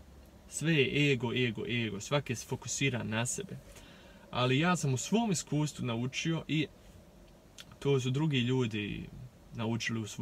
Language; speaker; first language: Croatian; early bilingual, heritage; Croatian